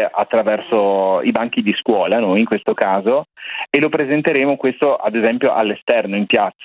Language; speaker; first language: Italian; native; Italian